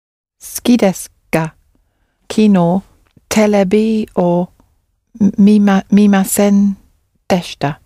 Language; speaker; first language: Japanese; non-native, learner; English